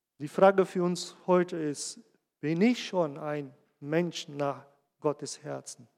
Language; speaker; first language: German; non-native, fluent; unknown